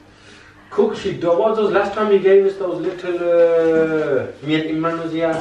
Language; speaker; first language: English; native; English